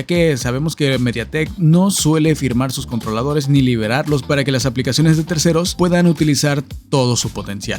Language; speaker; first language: Spanish; native; Spanish